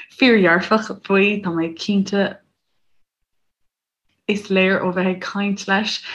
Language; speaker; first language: Irish; native; Irish